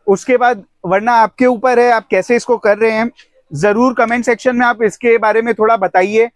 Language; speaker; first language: Hindi; non-native, local second language; Bangla